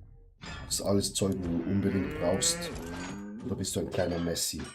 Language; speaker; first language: German; native; German